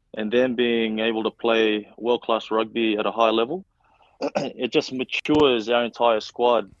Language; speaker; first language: English; non-native, local second language; Fijian